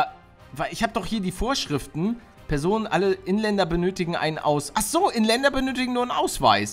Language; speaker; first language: German; native; German